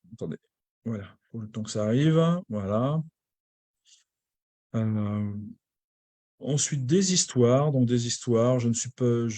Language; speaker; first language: French; native; French